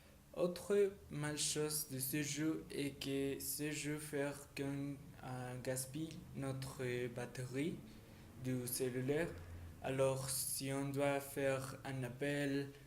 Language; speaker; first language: French; non-native, learner; Spanish